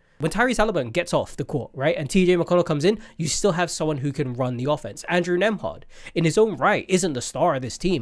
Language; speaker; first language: English; native; English